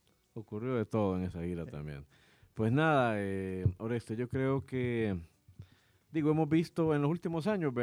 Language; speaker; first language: Spanish; native; Spanish